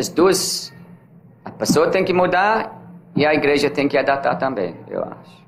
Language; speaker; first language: Portuguese; non-native, learner; English